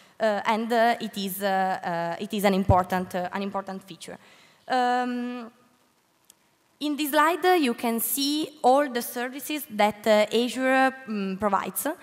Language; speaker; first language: English; non-native, learner; Italian